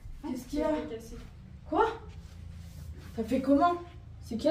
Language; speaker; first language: French; native; French